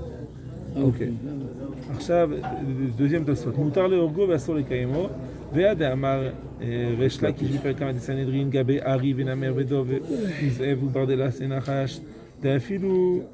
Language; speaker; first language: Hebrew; non-native, fluent; French